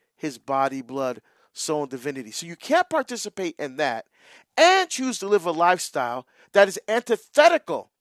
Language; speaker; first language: English; native; English